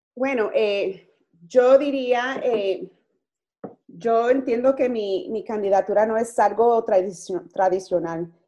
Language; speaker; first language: Spanish; early bilingual, heritage; Spanish